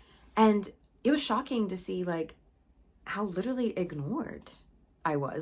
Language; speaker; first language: English; native; English